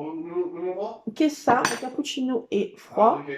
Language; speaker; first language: French; native; French